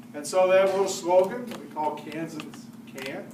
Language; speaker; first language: English; native; English